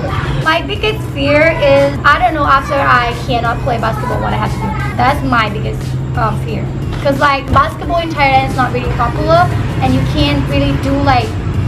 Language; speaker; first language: English; non-native, learner; Thai